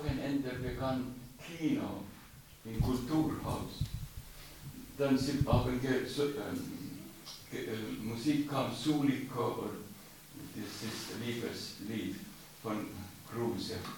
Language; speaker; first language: German; non-native, fluent; Estonian